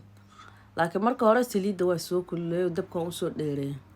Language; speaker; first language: Somali; native; Somali